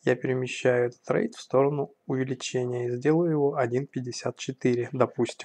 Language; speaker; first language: Russian; native; Russian